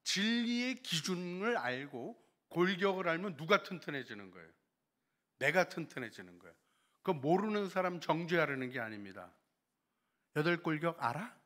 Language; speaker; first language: Korean; native; Korean